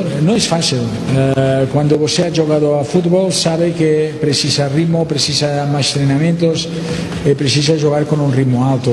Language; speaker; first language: Portuguese; non-native, learner; Spanish